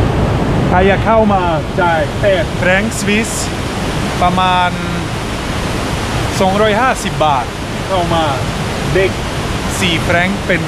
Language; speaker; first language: Thai; non-native, learner; Swiss German